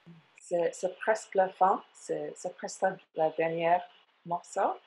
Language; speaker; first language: French; non-native, fluent; English